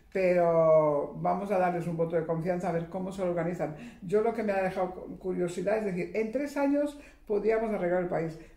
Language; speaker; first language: Spanish; early bilingual, heritage; Spanish